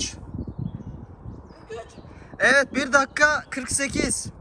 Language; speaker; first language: Turkish; early bilingual, heritage; Turkish